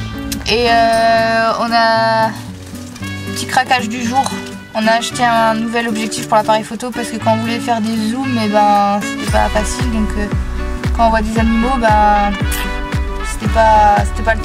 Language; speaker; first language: French; native; French